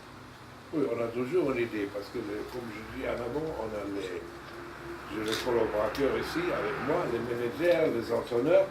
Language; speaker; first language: French; non-native, fluent; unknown